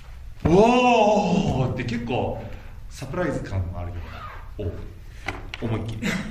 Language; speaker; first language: Japanese; native; Japanese